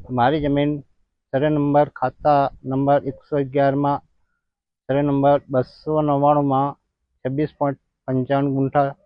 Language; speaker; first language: Gujarati; native; Gujarati